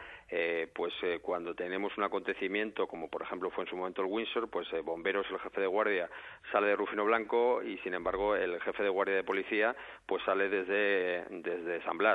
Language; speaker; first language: Spanish; native; Spanish